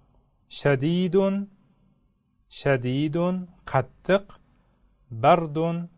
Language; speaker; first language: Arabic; non-native, fluent; Uzbek